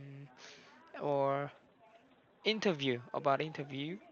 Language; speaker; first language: English; non-native, learner; Korean